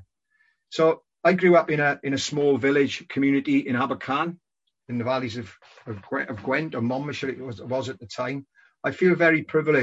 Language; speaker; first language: English; native; English